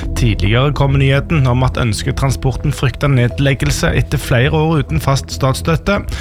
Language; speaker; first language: Norwegian; native; Norwegian